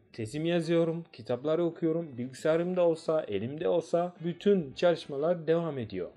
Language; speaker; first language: Turkish; non-native, fluent; Swahili